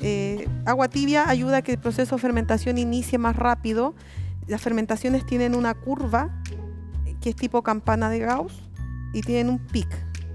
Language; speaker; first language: Spanish; native; Spanish